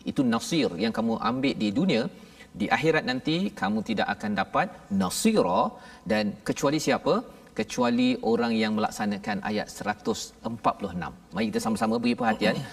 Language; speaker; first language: Malay; native; Malay